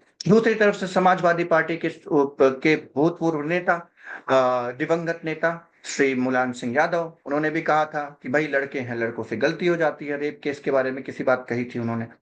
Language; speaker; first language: Hindi; native; Hindi